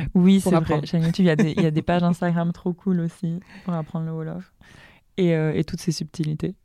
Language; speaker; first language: French; native; French